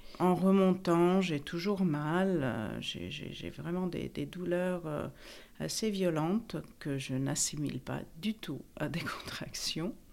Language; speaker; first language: French; non-native, fluent; Italian